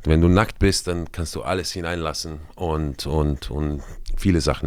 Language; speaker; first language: German; non-native, fluent; Croatian